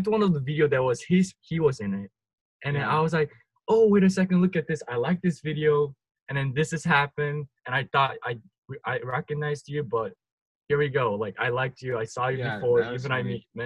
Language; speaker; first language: English; non-native, fluent; Turkish